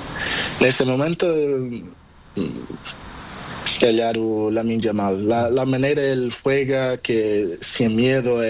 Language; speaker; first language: Spanish; non-native, learner; Portuguese